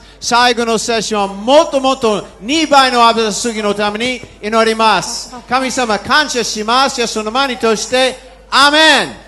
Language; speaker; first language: Japanese; non-native, learner; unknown